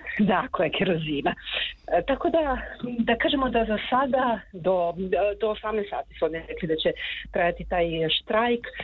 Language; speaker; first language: Serbian; native; Serbian